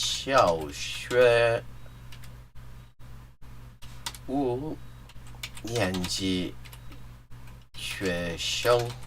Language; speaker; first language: Chinese; non-native, learner; English